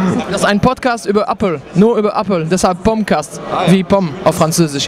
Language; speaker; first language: German; non-native, fluent; French